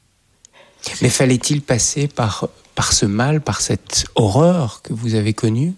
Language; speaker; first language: French; native; French